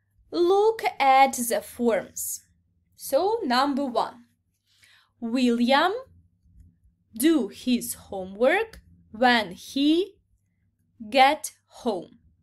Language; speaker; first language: English; non-native, fluent; Ukrainian